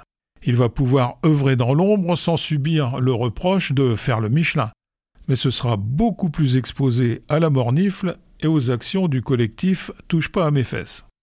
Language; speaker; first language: French; native; French